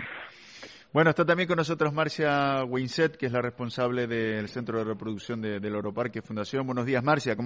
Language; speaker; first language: Spanish; native; Spanish